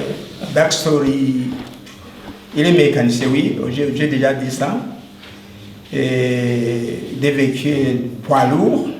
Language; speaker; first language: French; non-native, local second language; Rundi